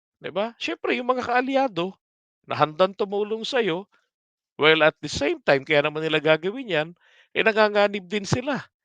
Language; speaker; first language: Filipino; native; Filipino